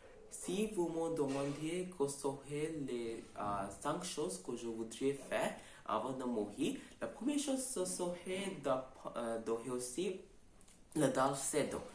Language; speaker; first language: French; non-native, learner; Bangla